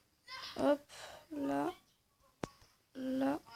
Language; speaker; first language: French; native; French